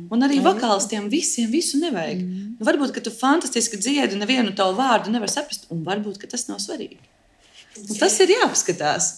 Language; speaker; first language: Latvian; early bilingual, heritage; Latvian